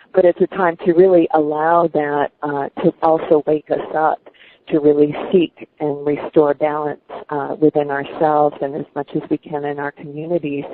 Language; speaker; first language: English; native; English